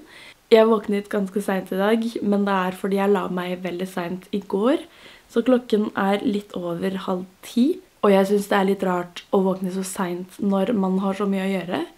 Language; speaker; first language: Norwegian; non-native, fluent; French